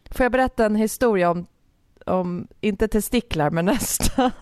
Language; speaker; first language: Swedish; native; Swedish